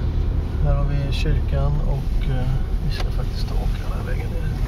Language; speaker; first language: Swedish; native; Swedish